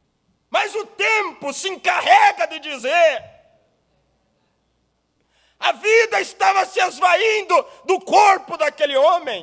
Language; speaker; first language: Portuguese; native; Portuguese